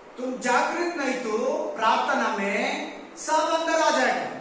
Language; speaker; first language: Hindi; non-native, local second language; Kannada